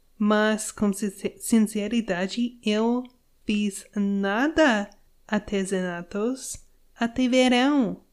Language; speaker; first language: Portuguese; non-native, learner; English